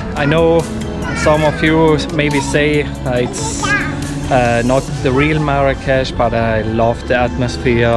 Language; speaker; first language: English; non-native, fluent; German